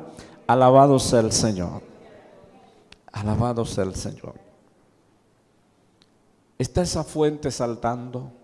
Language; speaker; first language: Spanish; native; Spanish